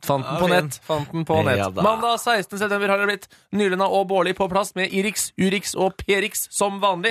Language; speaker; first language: Norwegian; native; Norwegian